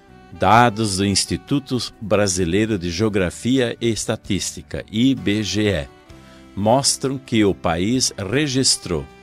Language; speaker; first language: Portuguese; native; Portuguese